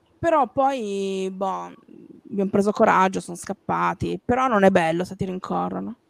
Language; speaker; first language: Italian; native; Italian